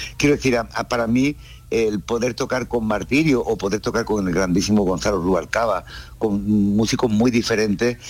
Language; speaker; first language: Spanish; native; Spanish